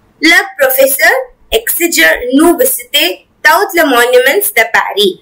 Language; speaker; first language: French; non-native, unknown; Tamil